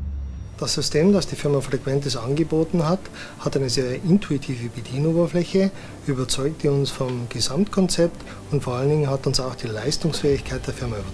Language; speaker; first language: German; native; German